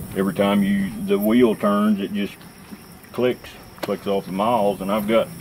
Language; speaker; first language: English; native; English